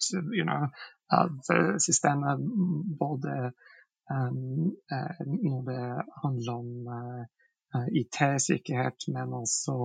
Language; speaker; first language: Norwegian; non-native, fluent; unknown